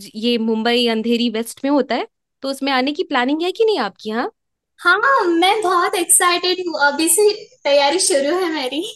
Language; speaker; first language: Hindi; non-native, local second language; Marathi